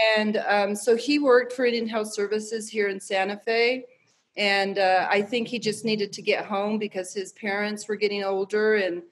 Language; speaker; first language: English; native; English